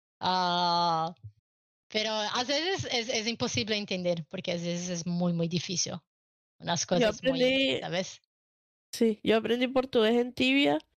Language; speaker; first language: Spanish; non-native, learner; Portuguese